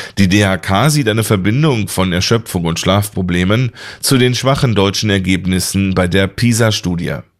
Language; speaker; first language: German; native; German